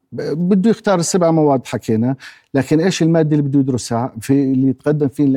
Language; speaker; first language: Arabic; native; Arabic